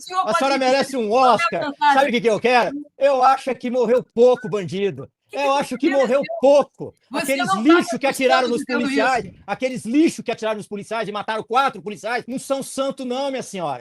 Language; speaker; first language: Portuguese; native; Portuguese